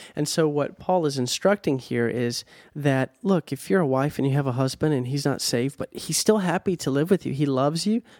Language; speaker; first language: English; native; English